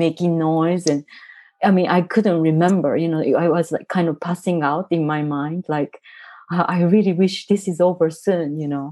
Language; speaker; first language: English; non-native, fluent; Japanese